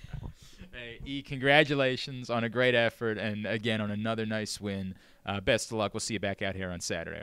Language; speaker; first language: English; native; English